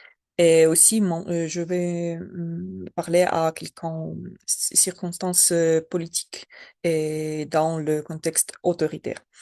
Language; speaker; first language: French; non-native, learner; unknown